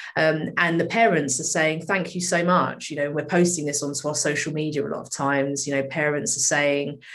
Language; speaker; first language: English; native; English